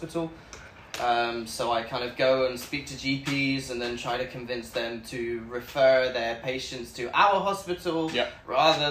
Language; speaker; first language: English; native; English